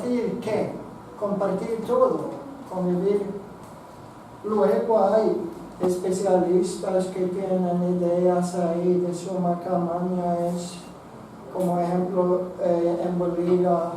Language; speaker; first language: Spanish; non-native, fluent; Swedish